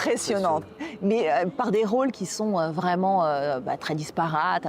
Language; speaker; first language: French; native; French